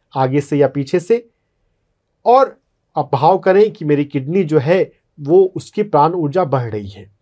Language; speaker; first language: Hindi; native; Hindi